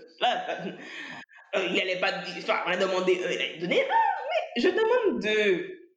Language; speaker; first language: French; native; French